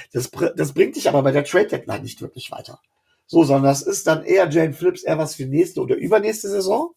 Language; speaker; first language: German; native; German